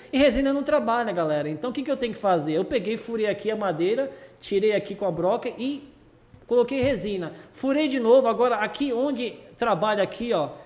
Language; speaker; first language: Portuguese; early bilingual, other home language; Japanese